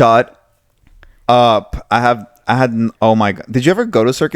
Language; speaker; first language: English; native; English